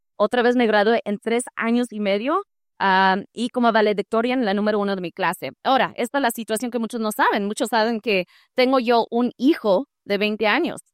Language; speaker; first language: Spanish; early bilingual, heritage; Spanish